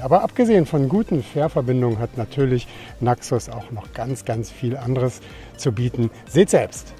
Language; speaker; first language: German; native; German